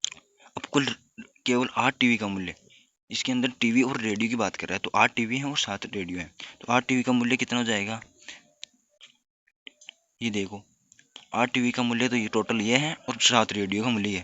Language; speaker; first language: Hindi; native; Hindi